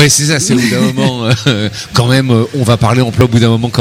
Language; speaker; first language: French; native; French